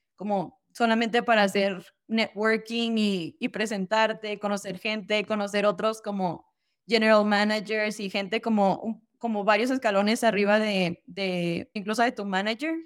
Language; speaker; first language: Spanish; native; Spanish